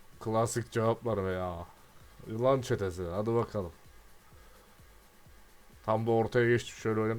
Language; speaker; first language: Turkish; native; Turkish